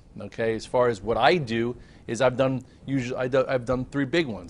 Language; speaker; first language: English; native; English